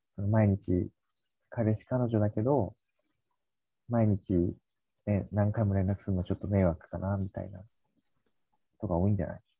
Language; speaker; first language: Japanese; native; Japanese